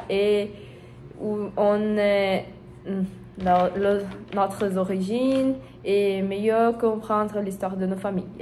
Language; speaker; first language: French; non-native, learner; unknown